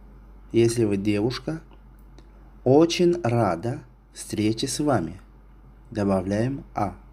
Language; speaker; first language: Russian; non-native, local second language; Tajik